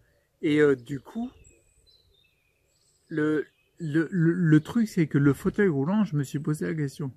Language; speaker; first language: French; native; French